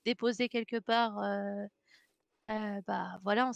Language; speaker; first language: French; native; French